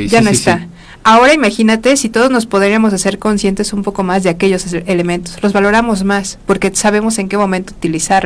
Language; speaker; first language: Spanish; native; Spanish